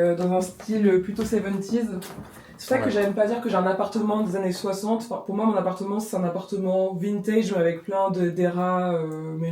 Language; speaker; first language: French; native; French